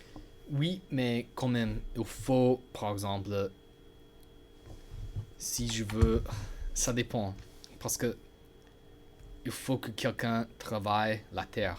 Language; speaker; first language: French; non-native, learner; English